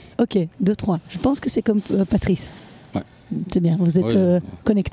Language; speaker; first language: French; native; French